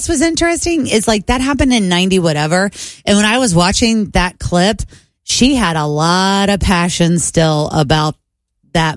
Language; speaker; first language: English; native; English